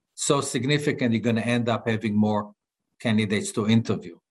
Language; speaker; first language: English; non-native, fluent; Hebrew